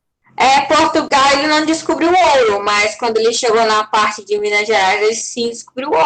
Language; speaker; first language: Portuguese; native; Portuguese